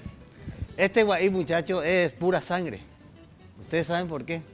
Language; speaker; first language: Spanish; native; Spanish